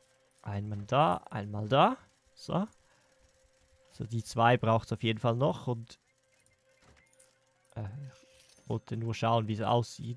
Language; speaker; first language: German; native; German